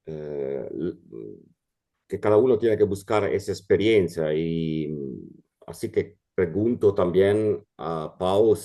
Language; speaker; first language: Spanish; non-native, fluent; Italian